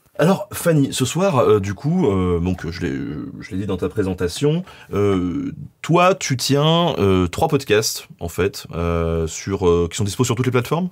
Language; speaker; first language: French; native; French